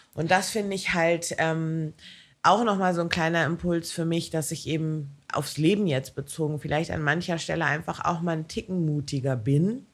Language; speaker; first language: German; native; German